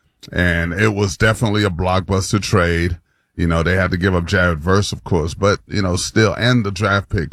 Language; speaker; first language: English; native; English